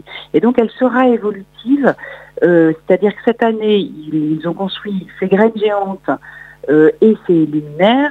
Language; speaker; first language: French; native; French